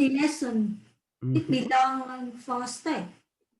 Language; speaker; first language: English; non-native, learner; Vietnamese